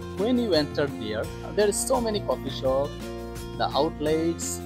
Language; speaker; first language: English; non-native, learner; Bangla